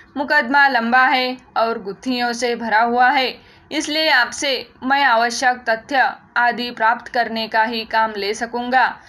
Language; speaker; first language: Hindi; non-native, local second language; Marathi